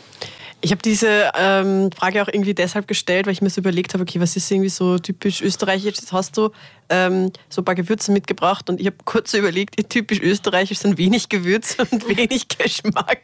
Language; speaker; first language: German; native; German